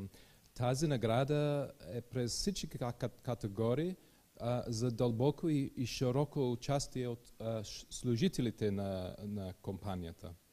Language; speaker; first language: Bulgarian; non-native, learner; English